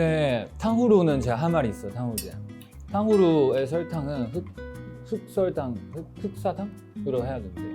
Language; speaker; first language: Korean; non-native, fluent; Chinese